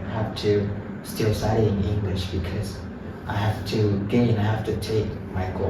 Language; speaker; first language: English; non-native, fluent; Indonesian